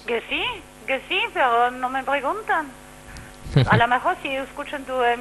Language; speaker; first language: Spanish; non-native, fluent; German